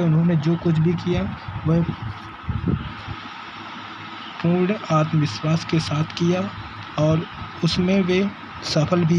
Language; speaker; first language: Hindi; native; Hindi